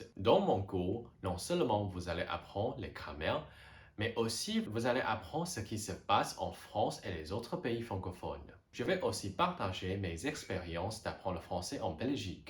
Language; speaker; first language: French; non-native, fluent; Chinese